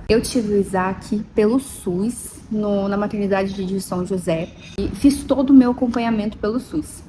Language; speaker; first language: Portuguese; native; Portuguese